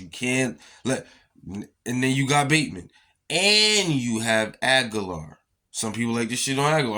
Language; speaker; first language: English; native; English